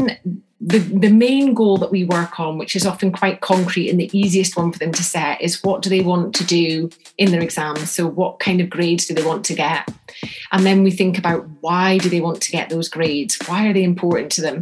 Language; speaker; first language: English; native; English